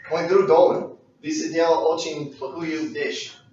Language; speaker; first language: Russian; non-native, learner; English